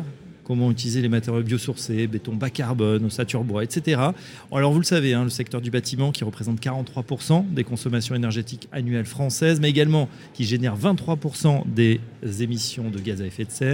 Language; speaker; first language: French; native; French